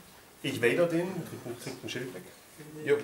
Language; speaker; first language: German; native; German